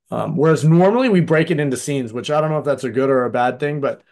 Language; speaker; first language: English; native; English